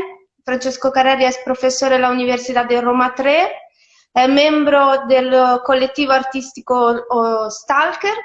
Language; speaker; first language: Spanish; non-native, fluent; Italian